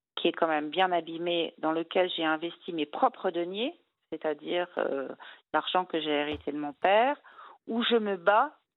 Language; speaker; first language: French; native; French